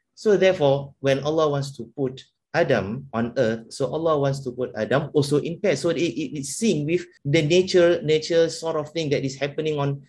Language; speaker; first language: English; non-native, local second language; Malay